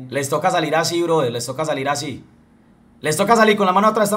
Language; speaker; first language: Spanish; native; Spanish